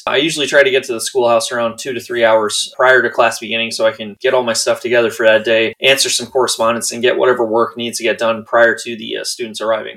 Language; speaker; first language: English; native; English